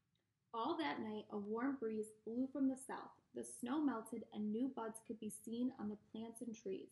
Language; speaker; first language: English; native; English